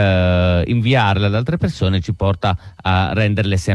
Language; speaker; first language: Italian; native; Italian